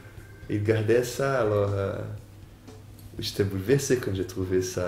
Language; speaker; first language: French; non-native, fluent; Portuguese